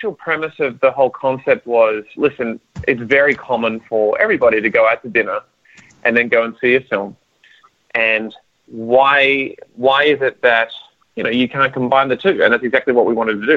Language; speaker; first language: English; native; English